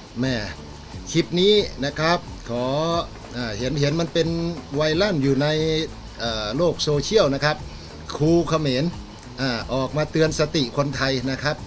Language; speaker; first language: Thai; native; Thai